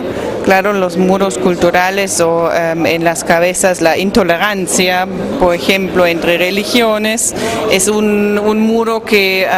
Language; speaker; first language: Spanish; non-native, fluent; German